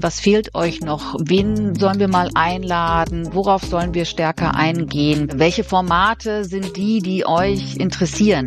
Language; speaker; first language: German; native; German